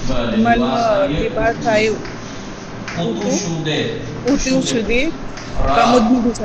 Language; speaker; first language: Persian; non-native, learner; Urdu